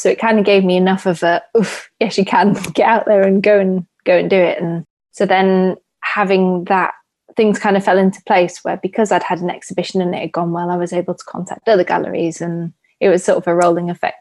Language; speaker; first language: English; native; English